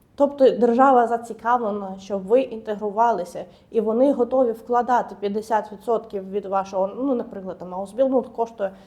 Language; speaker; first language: Ukrainian; native; Ukrainian